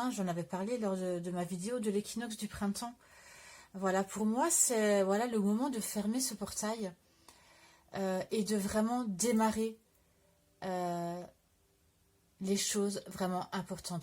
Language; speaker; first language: French; native; French